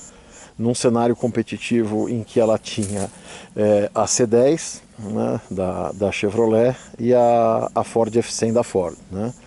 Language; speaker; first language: Portuguese; native; Portuguese